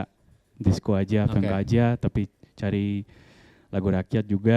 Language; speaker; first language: Indonesian; non-native, fluent; Dutch